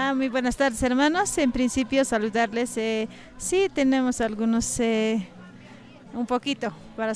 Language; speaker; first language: Spanish; non-native, local second language; Quechua